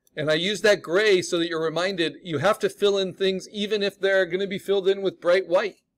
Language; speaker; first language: English; native; English